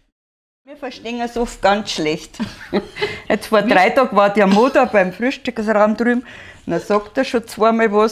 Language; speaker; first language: German; native; German